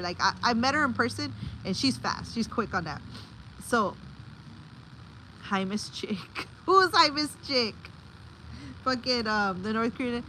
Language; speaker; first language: English; early bilingual, other home language; Spanish